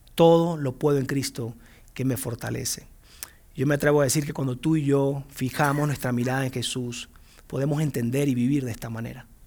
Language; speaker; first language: Spanish; native; Spanish